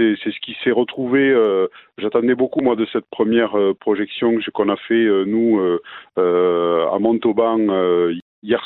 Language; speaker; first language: French; native; French